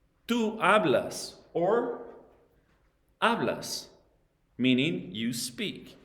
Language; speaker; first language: Spanish; non-native, fluent; English